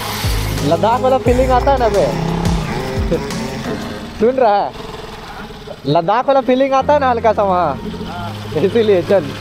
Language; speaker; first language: Hindi; native; Hindi